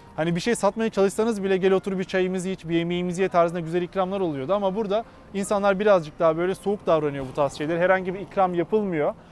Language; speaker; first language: Turkish; native; Turkish